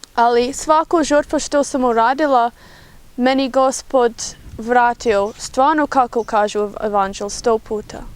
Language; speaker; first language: Bosnian; non-native, fluent; English